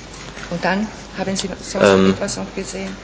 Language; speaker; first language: German; non-native, fluent; Italian